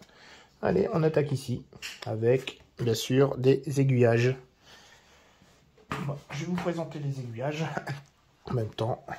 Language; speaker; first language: French; native; French